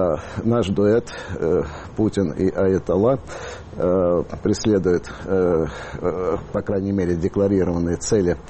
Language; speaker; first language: Russian; native; Russian